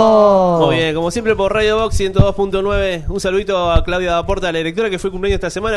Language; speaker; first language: Spanish; native; Spanish